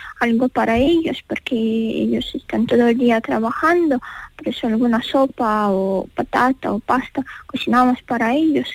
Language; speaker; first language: Spanish; non-native, learner; Ukrainian